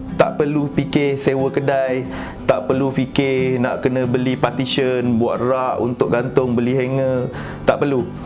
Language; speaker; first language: Malay; native; Malay